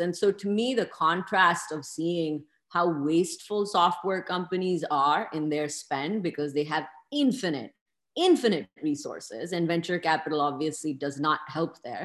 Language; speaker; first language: English; non-native, local second language; Urdu